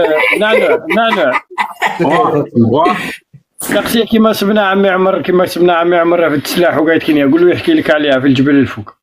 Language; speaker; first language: Arabic; native; Arabic